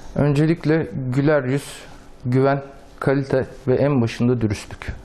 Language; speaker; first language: Turkish; native; Turkish